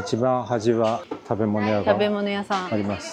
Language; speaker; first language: Japanese; native; Japanese